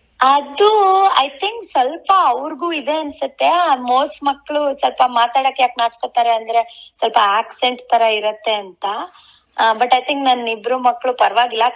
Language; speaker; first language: Kannada; native; Kannada